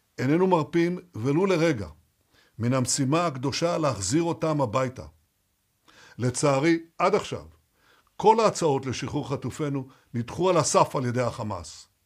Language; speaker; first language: Hebrew; native; Hebrew